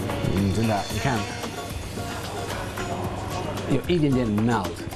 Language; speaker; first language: Chinese; non-native, fluent; Italian